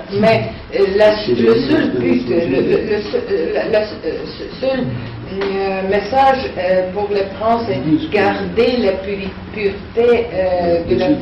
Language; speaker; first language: French; non-native, learner; Russian